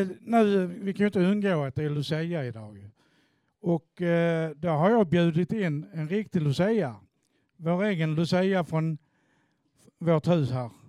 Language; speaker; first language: Swedish; native; Swedish